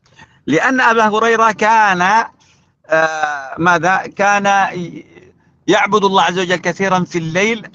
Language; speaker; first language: Arabic; native; Arabic